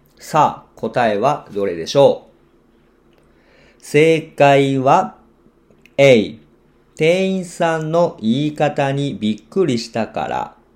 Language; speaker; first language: Japanese; non-native, fluent; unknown